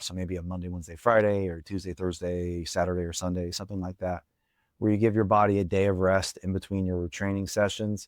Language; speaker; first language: English; native; English